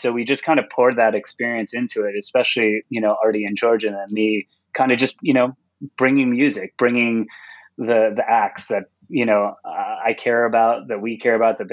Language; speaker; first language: English; native; English